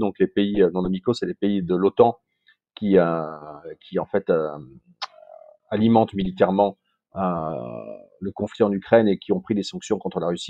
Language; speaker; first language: French; native; French